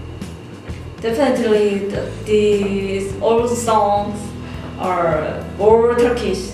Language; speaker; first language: English; non-native, learner; Japanese